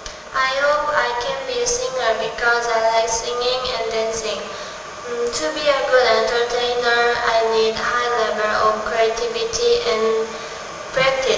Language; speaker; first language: English; non-native, learner; Korean